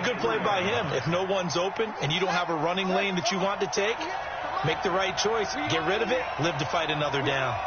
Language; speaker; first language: English; native; English